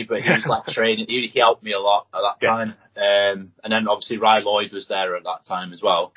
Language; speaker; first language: English; non-native, local second language; Welsh